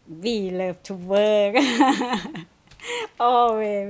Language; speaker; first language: English; non-native, learner; Thai